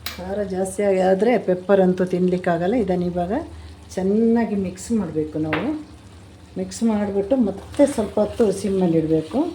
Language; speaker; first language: Kannada; non-native, local second language; Malayalam